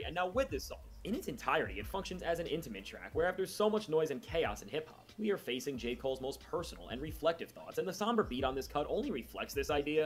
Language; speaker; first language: English; native; English